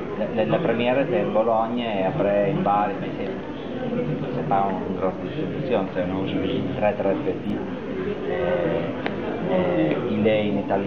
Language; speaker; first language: French; non-native, fluent; Italian